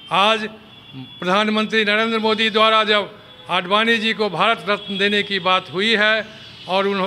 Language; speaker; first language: Hindi; native; Hindi